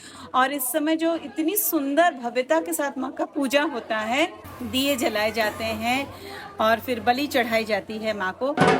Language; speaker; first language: Hindi; non-native, local second language; Bangla